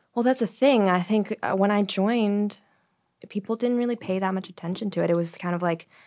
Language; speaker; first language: English; native; English